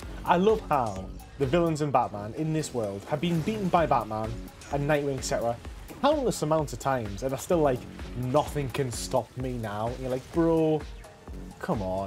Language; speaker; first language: English; native; English